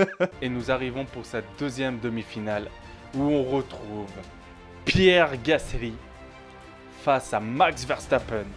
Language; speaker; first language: French; native; French